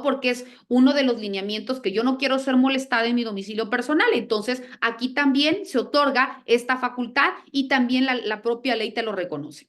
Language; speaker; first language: Spanish; native; Spanish